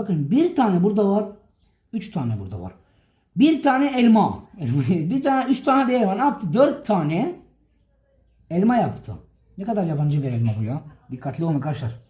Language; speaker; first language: Turkish; native; Turkish